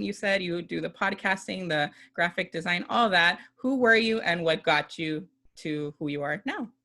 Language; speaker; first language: English; native; English